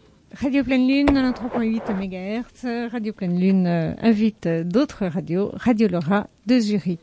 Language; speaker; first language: French; native; French